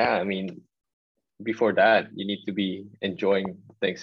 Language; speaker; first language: English; non-native, local second language; Filipino